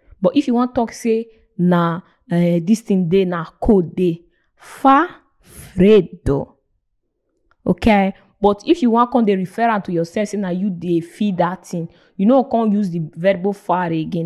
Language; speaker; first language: English; non-native, local second language; Igbo